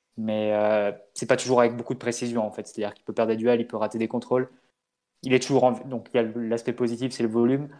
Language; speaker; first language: French; native; French